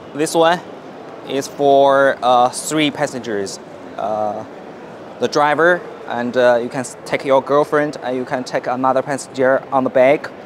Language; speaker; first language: English; non-native, learner; Chinese